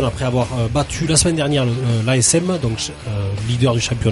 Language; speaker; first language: French; native; French